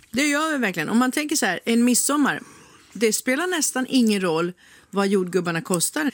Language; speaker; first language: Swedish; native; Swedish